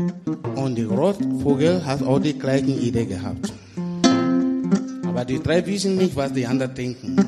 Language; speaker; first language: German; non-native, learner; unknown